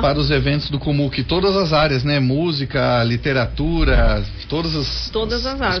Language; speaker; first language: Portuguese; native; Portuguese